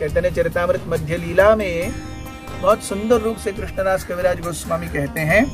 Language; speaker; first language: Hindi; native; Hindi